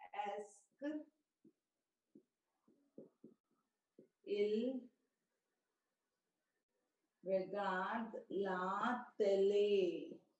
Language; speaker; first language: French; non-native, learner; Telugu